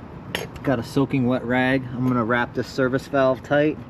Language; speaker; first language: English; native; English